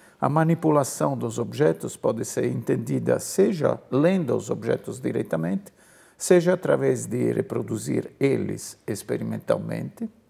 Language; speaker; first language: Portuguese; non-native, fluent; Italian